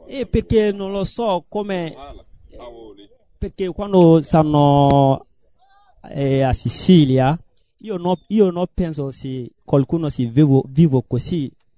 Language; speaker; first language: Italian; non-native, learner; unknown